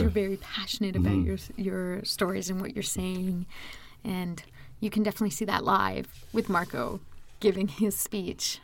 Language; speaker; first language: English; native; English